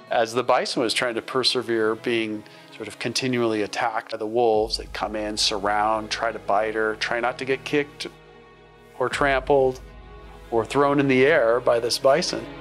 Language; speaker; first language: English; native; English